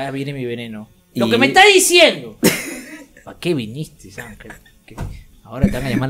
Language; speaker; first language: Spanish; native; Spanish